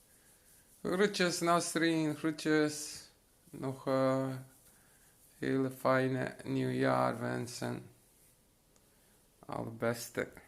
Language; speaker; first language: Dutch; non-native, local second language; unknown